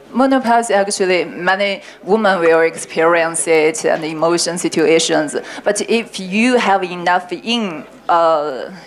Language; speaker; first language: English; non-native, learner; Chinese